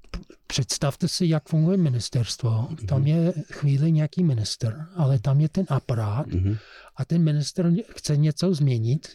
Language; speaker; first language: Czech; non-native, fluent; English